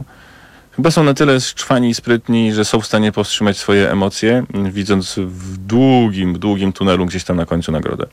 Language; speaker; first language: Polish; native; Polish